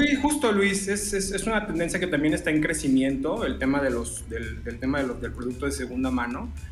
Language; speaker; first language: Spanish; native; Spanish